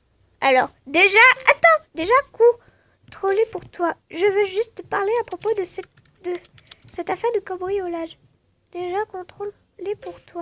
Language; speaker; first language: French; native; French